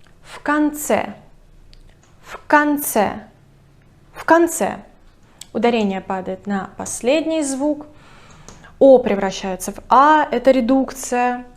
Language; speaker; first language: Russian; native; Russian